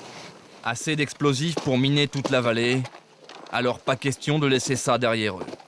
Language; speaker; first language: French; native; French